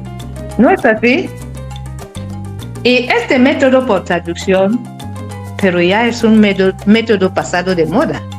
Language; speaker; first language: Spanish; non-native, fluent; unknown